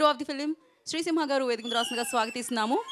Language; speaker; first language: Telugu; native; Telugu